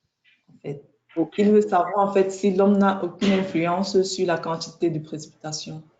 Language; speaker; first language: French; native; French